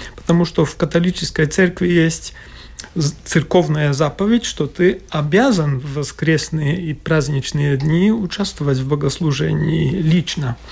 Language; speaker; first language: Russian; non-native, local second language; Latvian